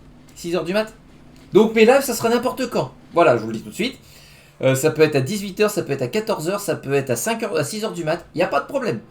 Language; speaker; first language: French; native; French